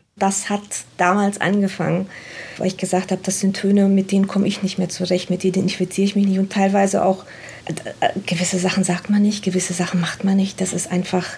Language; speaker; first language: German; non-native, fluent; Romanian